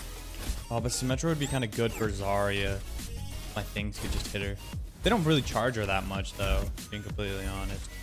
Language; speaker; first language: English; native; English